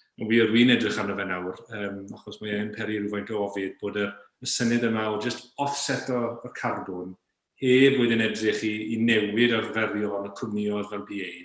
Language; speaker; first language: Welsh; native; Welsh